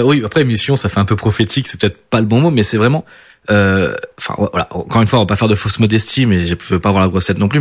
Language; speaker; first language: French; early bilingual, other home language; Portuguese